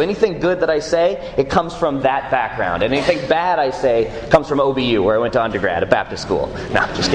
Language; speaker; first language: English; native; English